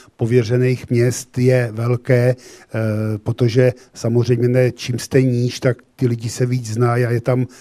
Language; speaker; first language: Czech; native; Czech